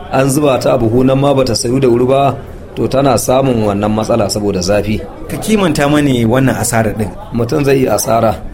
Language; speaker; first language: Hausa; native; Hausa